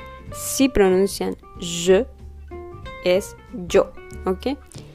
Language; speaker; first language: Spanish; non-native, fluent; French